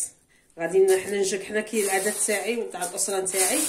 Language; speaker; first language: Arabic; native; Arabic